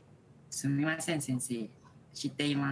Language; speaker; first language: Japanese; non-native, learner; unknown